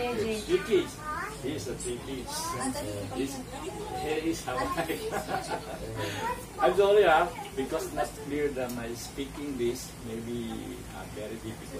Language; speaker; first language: English; non-native, learner; Filipino